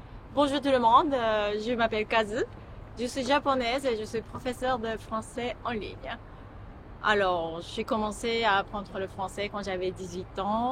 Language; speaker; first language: French; non-native, fluent; Japanese